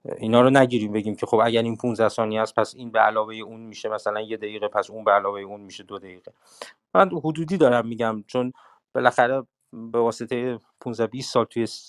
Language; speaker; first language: Persian; native; Persian